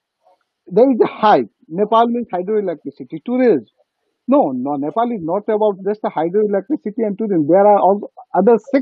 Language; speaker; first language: English; non-native, local second language; Nepali